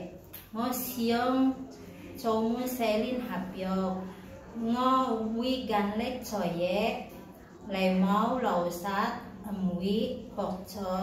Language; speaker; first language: Cantonese; non-native, learner; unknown